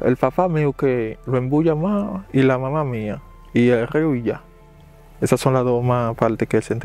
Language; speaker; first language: Spanish; native; Spanish